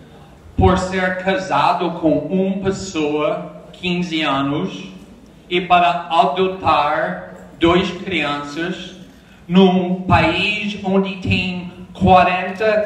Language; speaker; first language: Portuguese; non-native, fluent; English